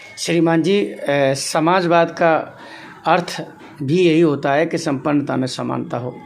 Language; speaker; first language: Hindi; native; Hindi